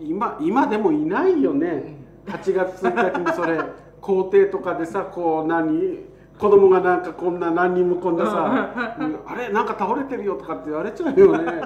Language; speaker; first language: Japanese; native; Japanese